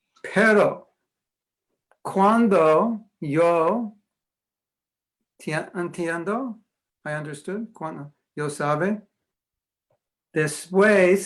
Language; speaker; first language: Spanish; non-native, learner; English